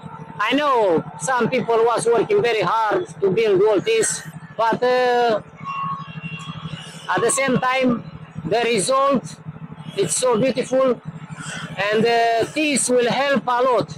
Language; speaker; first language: English; non-native, learner; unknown